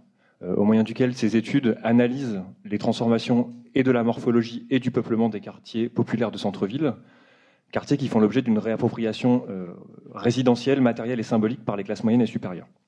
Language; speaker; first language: French; native; French